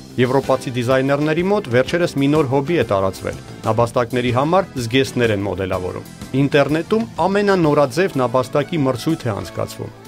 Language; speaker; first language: Armenian; native; Armenian